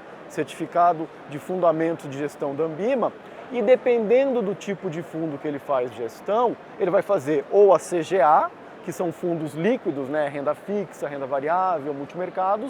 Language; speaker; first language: Portuguese; native; Portuguese